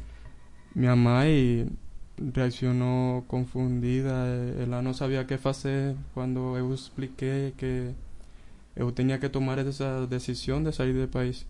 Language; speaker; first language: Portuguese; non-native, learner; Spanish